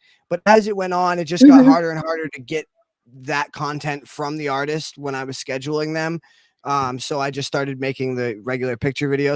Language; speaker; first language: English; native; English